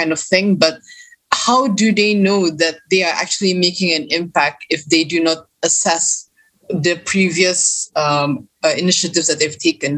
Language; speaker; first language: English; non-native, local second language; Malay